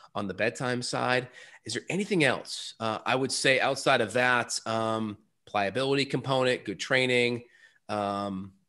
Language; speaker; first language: English; native; English